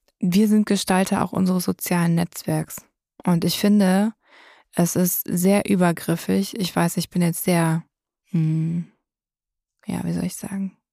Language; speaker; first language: German; native; German